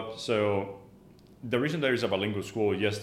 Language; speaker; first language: English; non-native, fluent; Spanish